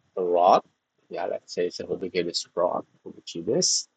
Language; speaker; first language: English; non-native, fluent; Indonesian